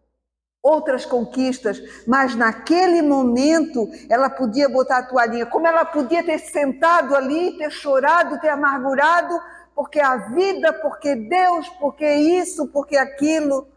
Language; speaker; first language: Portuguese; native; Portuguese